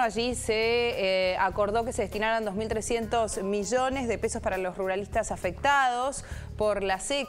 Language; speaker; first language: Spanish; native; Spanish